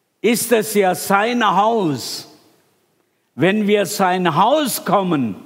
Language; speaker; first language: German; non-native, fluent; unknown